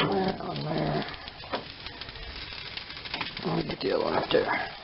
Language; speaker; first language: English; native; English